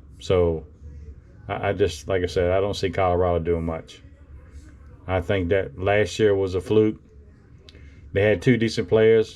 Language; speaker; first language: English; native; English